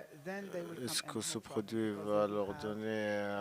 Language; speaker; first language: French; non-native, learner; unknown